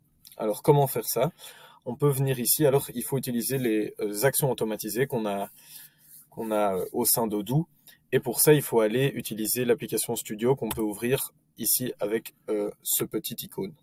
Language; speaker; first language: French; native; French